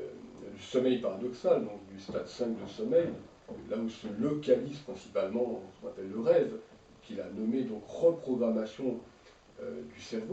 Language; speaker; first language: French; native; French